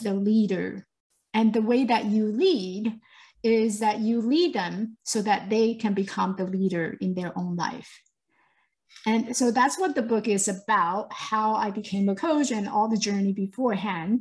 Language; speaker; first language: English; non-native, fluent; Chinese